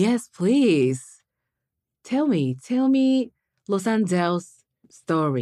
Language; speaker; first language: English; non-native, learner; Japanese